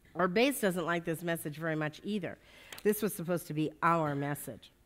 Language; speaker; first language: English; native; English